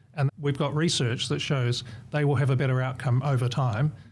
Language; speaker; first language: English; native; English